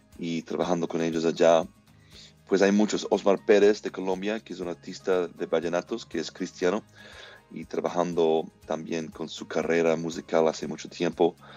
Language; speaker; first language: Spanish; non-native, fluent; English